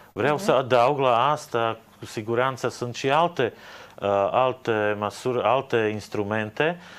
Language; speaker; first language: Romanian; non-native, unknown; Slovak